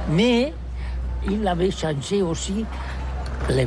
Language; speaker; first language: French; non-native, learner; Catalan